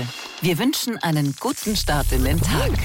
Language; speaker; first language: German; native; German